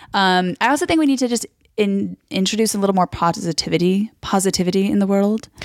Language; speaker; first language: English; native; English